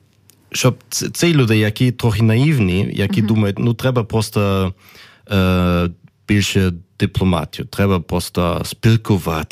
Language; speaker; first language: Ukrainian; non-native, learner; German